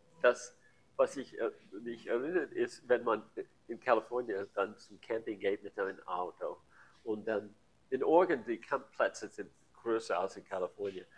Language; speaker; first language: German; non-native, learner; English